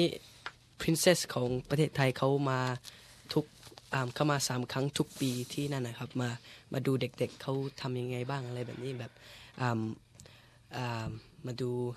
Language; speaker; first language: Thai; early bilingual, heritage; English